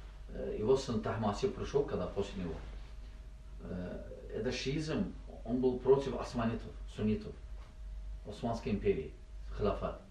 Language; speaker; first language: Russian; non-native, learner; Azerbaijani